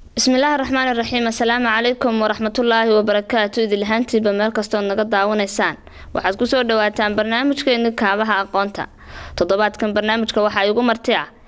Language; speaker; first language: Somali; native; Somali